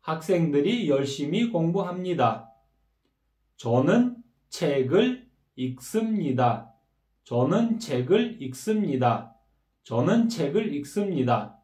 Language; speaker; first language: Korean; non-native, fluent; Kyrgyz